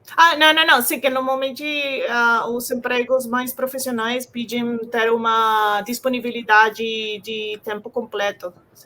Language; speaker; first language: Portuguese; non-native, fluent; Spanish